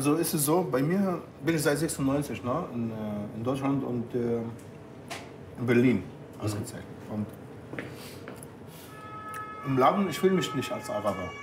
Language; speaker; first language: German; non-native, fluent; Arabic